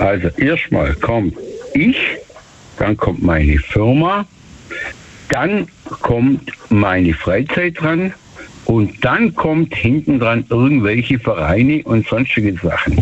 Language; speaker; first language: German; native; German